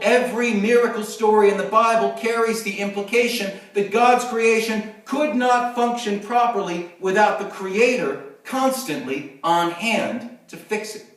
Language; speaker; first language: English; native; English